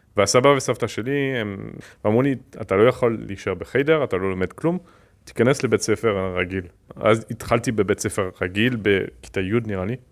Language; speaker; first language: Hebrew; non-native, fluent; French